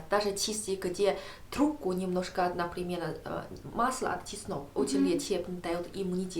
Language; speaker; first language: Russian; non-native, learner; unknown